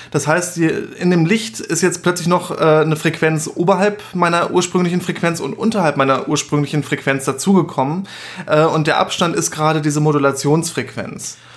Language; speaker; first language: German; native; German